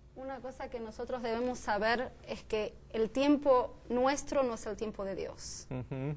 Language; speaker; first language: Spanish; native; Spanish